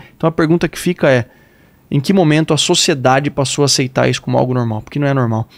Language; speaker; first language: Portuguese; native; Portuguese